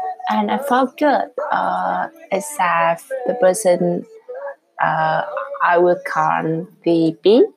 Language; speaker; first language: English; non-native, learner; Vietnamese